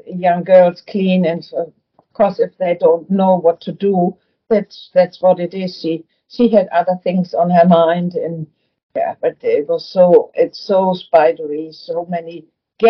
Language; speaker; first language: English; non-native, fluent; German